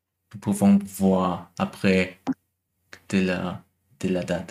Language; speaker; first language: French; non-native, learner; German